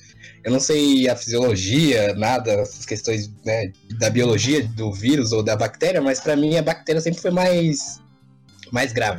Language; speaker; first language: Portuguese; native; Portuguese